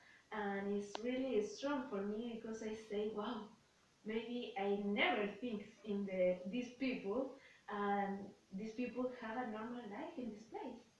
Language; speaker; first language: English; non-native, learner; Spanish